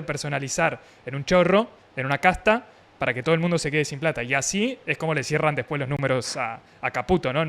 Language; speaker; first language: Spanish; native; Spanish